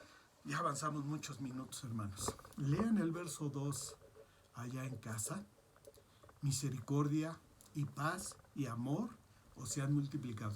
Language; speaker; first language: Spanish; native; Spanish